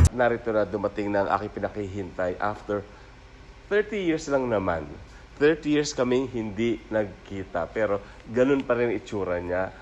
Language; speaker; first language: Filipino; native; Filipino